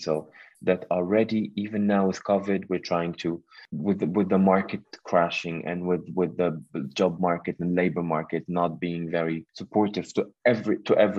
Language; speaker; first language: English; non-native, fluent; Arabic